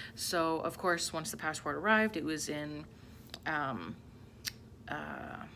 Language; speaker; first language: English; native; English